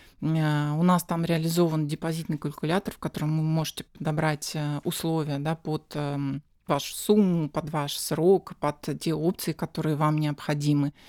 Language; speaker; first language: Russian; native; Russian